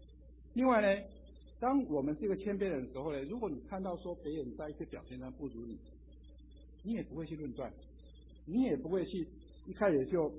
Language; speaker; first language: Chinese; native; Chinese